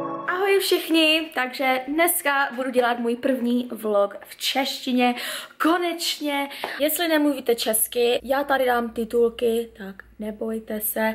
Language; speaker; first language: Czech; early bilingual, heritage; Czech